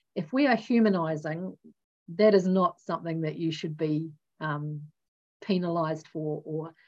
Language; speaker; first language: English; native; English